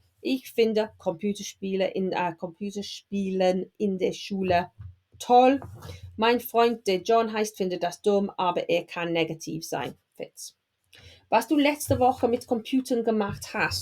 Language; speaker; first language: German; non-native, fluent; English